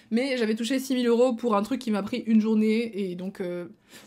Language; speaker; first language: French; native; French